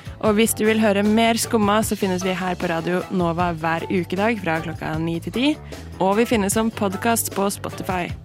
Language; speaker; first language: Norwegian; native; Norwegian